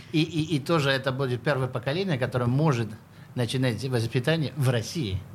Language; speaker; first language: Russian; early bilingual, heritage; Russian